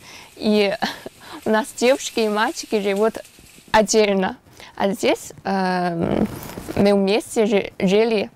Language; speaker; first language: Russian; non-native, learner; Chinese